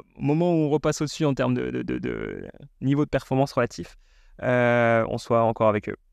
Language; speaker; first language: French; native; French